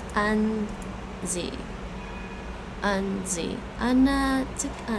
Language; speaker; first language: Vietnamese; non-native, learner; English